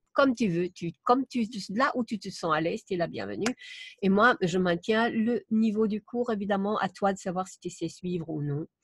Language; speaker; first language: French; non-native, fluent; German